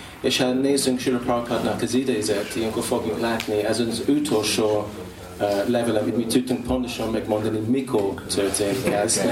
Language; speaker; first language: Hungarian; non-native, learner; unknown